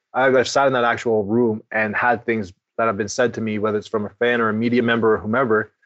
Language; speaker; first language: English; native; English